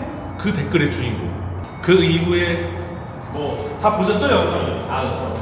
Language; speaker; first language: Korean; native; Korean